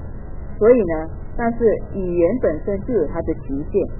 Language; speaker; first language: Chinese; native; Chinese